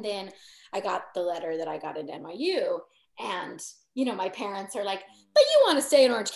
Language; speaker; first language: English; native; English